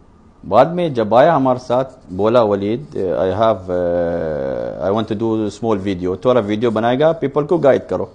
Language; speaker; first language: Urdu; non-native, learner; Arabic